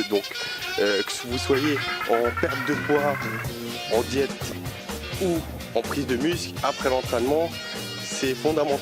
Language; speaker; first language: French; native; French